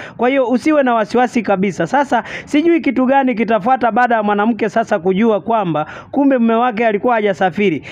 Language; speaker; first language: Swahili; native; Swahili